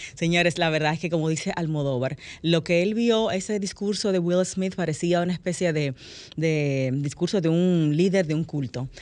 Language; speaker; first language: Spanish; native; Spanish